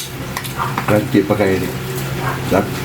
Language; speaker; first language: Filipino; native; Filipino